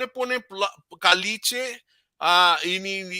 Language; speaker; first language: Spanish; native; Spanish